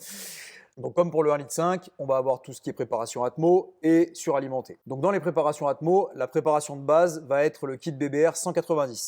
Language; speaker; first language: French; native; French